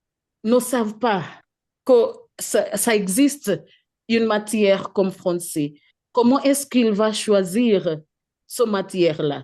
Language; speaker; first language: French; non-native, fluent; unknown